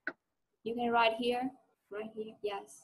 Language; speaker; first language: English; non-native, fluent; Vietnamese